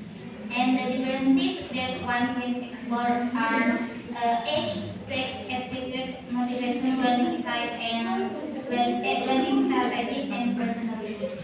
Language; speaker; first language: English; non-native, learner; Indonesian